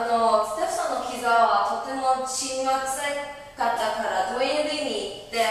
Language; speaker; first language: Japanese; non-native, learner; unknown